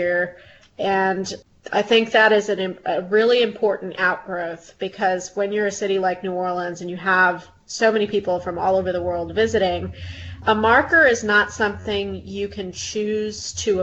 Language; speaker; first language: English; native; English